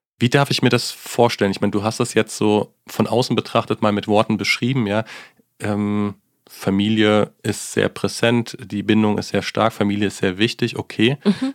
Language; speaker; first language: German; native; German